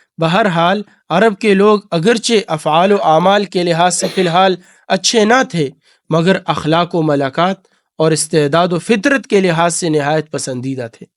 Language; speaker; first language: Urdu; non-native, local second language; Pashto